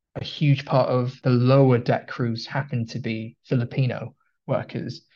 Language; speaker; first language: English; early bilingual, other home language; Filipino